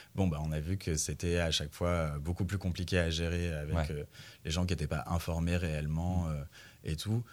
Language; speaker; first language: French; native; French